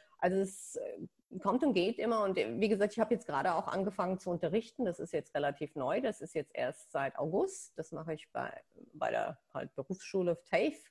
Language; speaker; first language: German; native; German